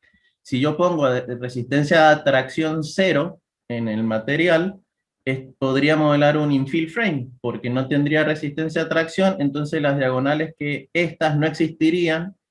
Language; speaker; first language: Spanish; native; Spanish